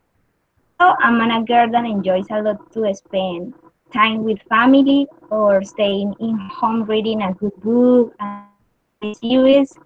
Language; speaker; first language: English; non-native, learner; Spanish